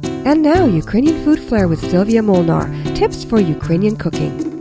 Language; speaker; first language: English; early bilingual, other home language; Ukrainian